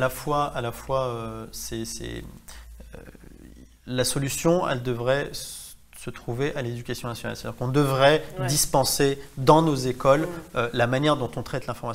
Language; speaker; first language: French; native; French